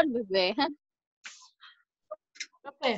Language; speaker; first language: Spanish; native; Spanish